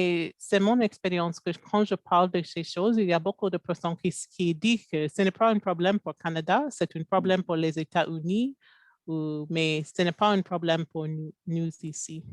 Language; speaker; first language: French; non-native, local second language; English